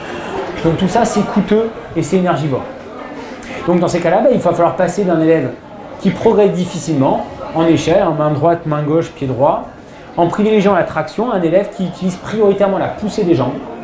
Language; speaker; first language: French; native; French